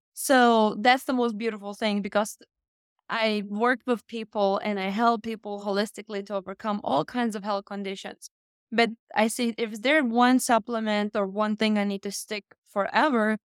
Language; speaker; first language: English; non-native, fluent; Lithuanian